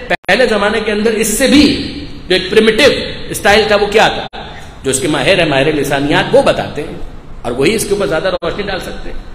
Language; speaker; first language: Urdu; non-native, local second language; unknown